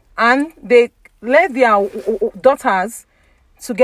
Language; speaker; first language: English; non-native, local second language; Yoruba